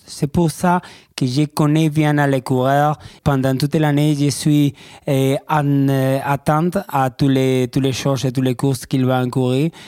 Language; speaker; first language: French; non-native, learner; Spanish